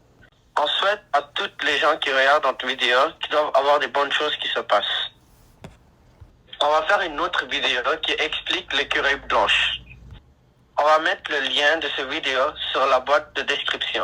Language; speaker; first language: French; non-native, learner; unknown